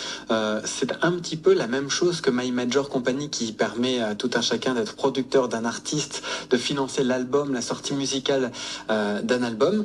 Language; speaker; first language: French; native; French